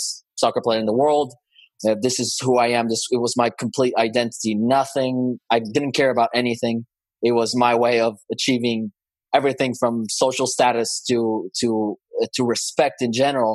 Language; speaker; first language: English; non-native, fluent; Polish